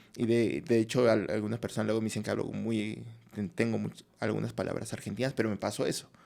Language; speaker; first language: Spanish; non-native, fluent; French